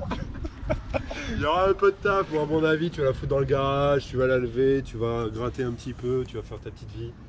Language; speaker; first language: French; native; French